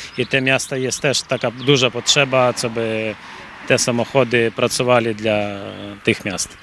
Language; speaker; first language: Polish; non-native, learner; Ukrainian